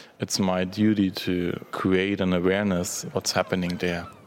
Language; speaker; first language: English; non-native, fluent; German